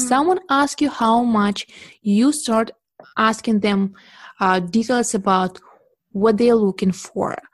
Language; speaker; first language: English; non-native, fluent; Russian